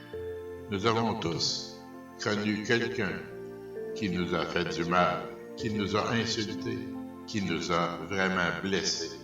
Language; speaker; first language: French; native; French